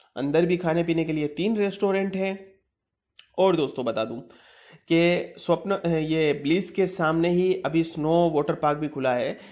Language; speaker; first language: Hindi; non-native, local second language; Gujarati